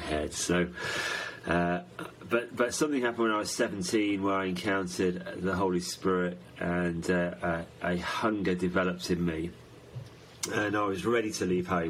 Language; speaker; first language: English; native; English